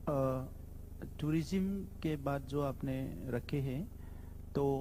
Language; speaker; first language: Hindi; non-native, local second language; Bodo